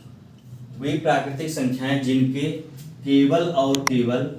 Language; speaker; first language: Hindi; native; Hindi